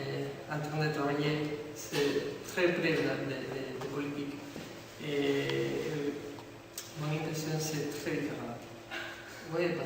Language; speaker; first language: French; non-native, learner; Spanish